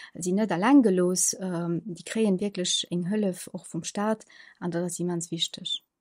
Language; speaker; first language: Luxembourgish; early bilingual, other home language; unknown